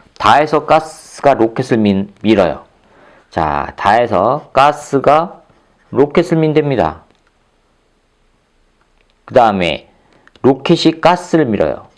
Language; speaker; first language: Korean; native; Korean